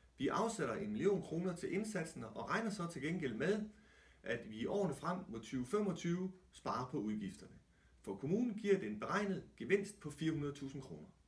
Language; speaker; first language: Danish; native; Danish